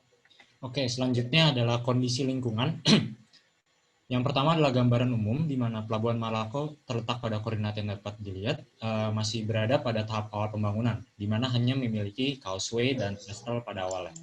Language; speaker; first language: Indonesian; native; Indonesian